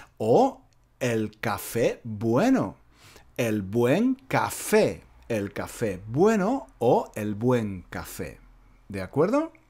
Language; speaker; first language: Spanish; native; Spanish